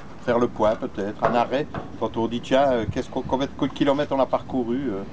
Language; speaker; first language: French; native; French